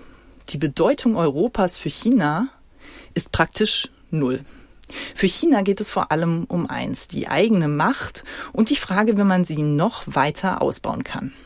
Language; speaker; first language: German; native; German